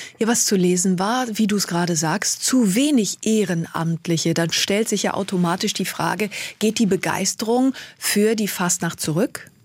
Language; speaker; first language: German; native; German